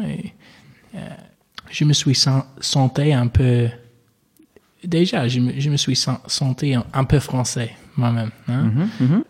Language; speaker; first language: French; non-native, learner; English